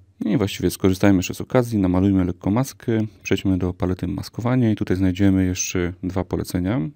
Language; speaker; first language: Polish; native; Polish